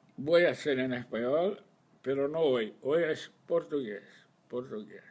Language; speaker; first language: Spanish; non-native, fluent; Portuguese